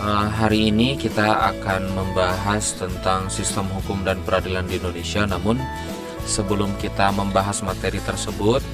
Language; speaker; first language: Indonesian; native; Indonesian